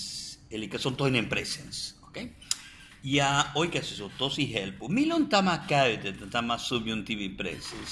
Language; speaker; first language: Finnish; non-native, fluent; Spanish